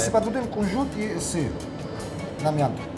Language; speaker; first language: Polish; non-native, learner; Georgian